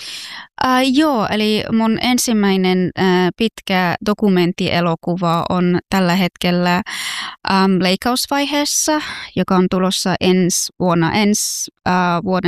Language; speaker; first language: Finnish; non-native, fluent; Persian